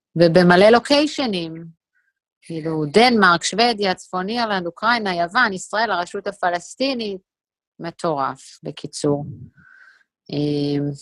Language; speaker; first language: Hebrew; native; Hebrew